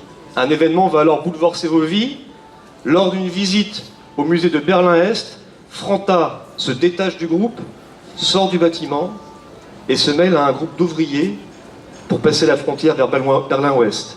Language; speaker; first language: French; native; French